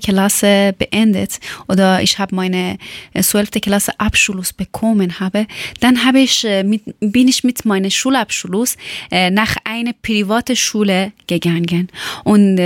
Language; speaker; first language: German; non-native, learner; Persian